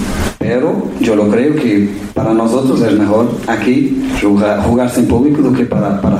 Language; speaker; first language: Portuguese; non-native, learner; Spanish